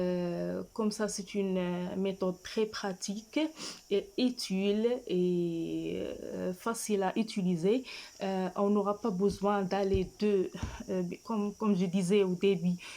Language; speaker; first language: French; non-native, fluent; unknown